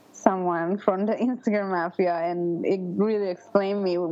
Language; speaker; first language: English; non-native, fluent; Italian